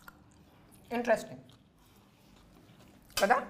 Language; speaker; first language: Telugu; non-native, learner; Hindi